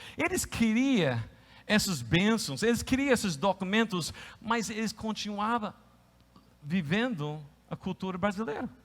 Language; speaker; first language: Portuguese; non-native, fluent; English